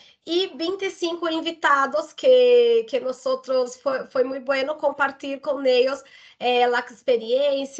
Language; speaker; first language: Spanish; non-native, fluent; Portuguese